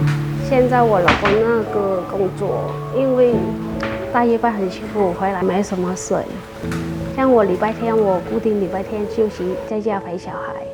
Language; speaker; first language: Chinese; non-native, fluent; Vietnamese